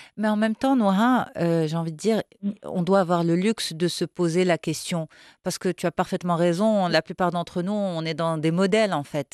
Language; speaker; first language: French; non-native, local second language; Arabic